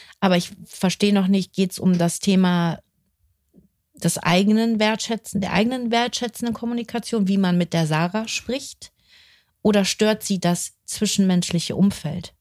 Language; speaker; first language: German; native; German